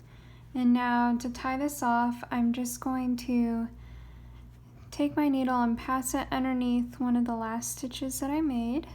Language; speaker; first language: English; native; English